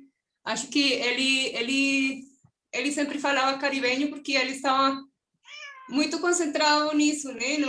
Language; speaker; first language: Portuguese; non-native, fluent; Spanish